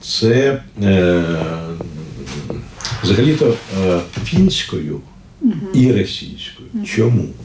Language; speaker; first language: Ukrainian; non-native, fluent; Russian